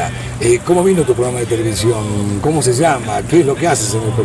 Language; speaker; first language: Spanish; native; Spanish